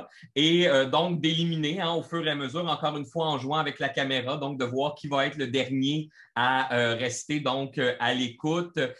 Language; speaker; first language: French; native; French